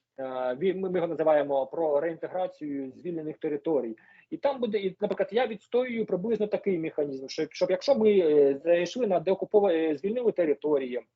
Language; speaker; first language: Ukrainian; non-native, local second language; Russian